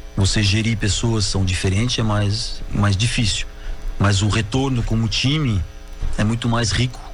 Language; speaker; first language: Portuguese; non-native, fluent; French